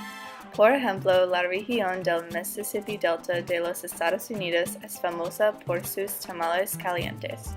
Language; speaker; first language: Spanish; non-native, learner; English